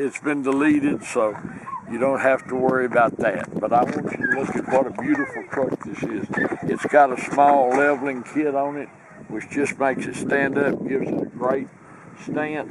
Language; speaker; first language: English; native; English